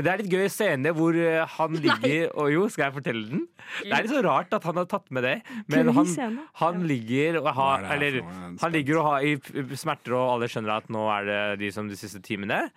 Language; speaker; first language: Norwegian; native; Norwegian